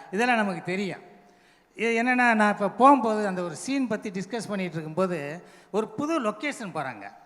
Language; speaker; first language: Tamil; native; Tamil